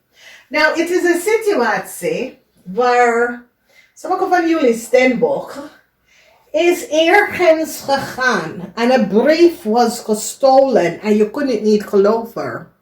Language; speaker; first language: Dutch; non-native, learner; English